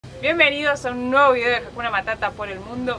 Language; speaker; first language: Spanish; native; Spanish